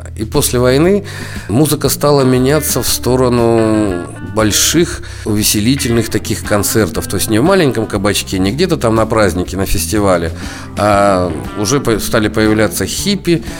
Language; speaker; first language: Russian; native; Russian